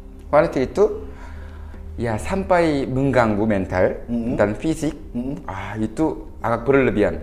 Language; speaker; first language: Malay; non-native, fluent; Korean